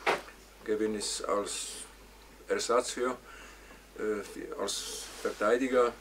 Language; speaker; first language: German; non-native, fluent; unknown